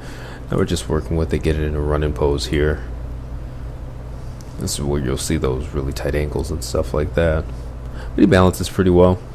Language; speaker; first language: English; native; English